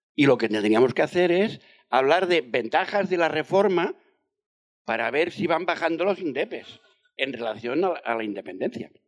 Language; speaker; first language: Spanish; non-native, fluent; French